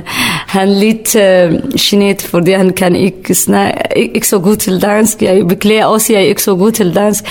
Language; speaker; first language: Danish; non-native, learner; Kurdish